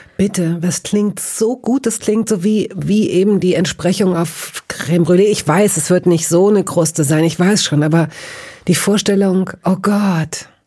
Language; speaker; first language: German; native; German